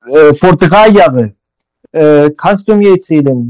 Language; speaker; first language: German; non-native, learner; Persian